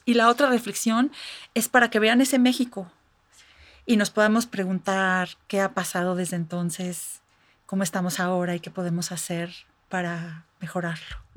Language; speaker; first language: Spanish; native; Spanish